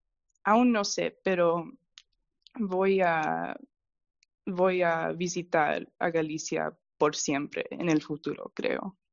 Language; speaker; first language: Spanish; non-native, fluent; English